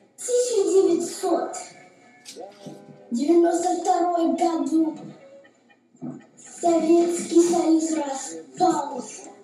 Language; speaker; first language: Russian; non-native, learner; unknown